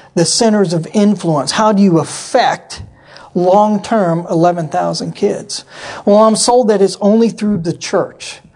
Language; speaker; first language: English; native; English